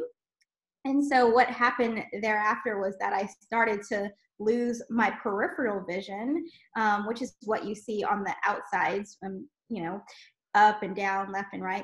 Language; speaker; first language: English; native; English